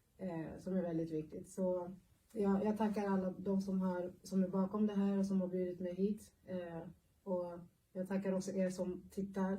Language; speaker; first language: Swedish; early bilingual, other home language; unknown